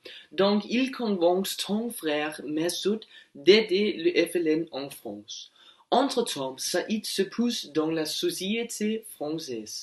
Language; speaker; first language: French; non-native, learner; Norwegian